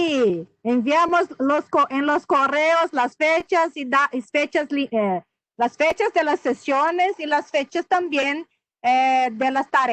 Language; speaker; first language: Spanish; non-native, fluent; Portuguese